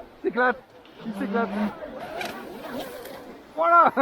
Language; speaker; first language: French; native; French